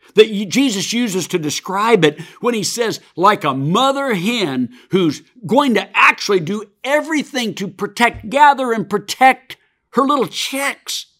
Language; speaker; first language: English; native; English